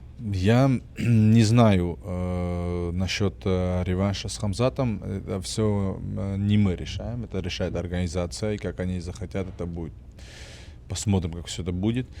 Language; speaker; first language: Russian; non-native, fluent; Georgian